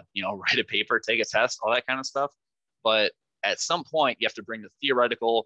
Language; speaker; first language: English; native; English